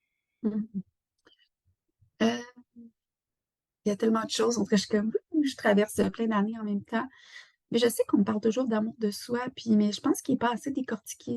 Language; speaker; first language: French; native; French